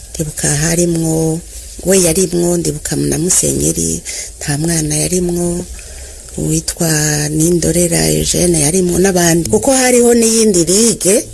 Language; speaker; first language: Rundi; early bilingual, other home language; Kinyarwanda